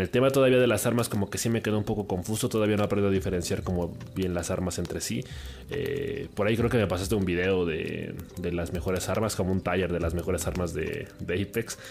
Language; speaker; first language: Spanish; native; Spanish